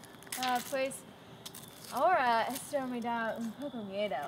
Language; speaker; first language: Spanish; non-native, learner; English